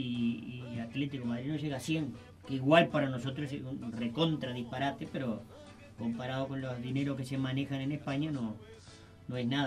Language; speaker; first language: Spanish; native; Spanish